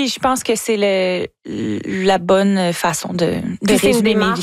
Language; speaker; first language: French; native; French